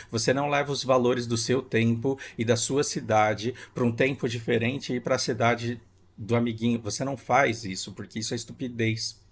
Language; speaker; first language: Portuguese; native; Portuguese